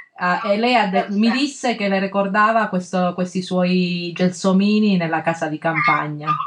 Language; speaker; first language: Italian; native; Italian